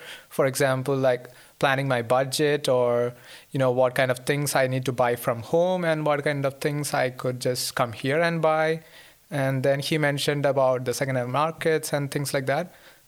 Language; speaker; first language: English; non-native, local second language; Malayalam